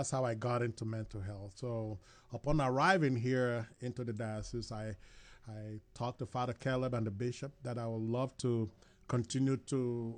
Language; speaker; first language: English; non-native, local second language; Igbo